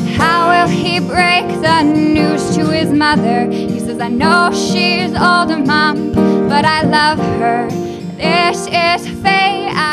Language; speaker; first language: English; native; English